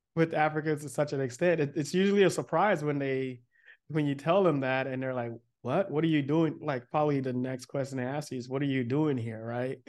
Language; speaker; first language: English; early bilingual, other home language; Yoruba